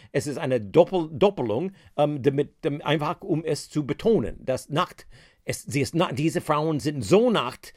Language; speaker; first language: German; non-native, fluent; English